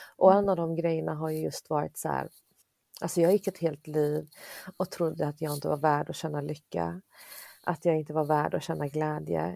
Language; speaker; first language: Swedish; early bilingual, other home language; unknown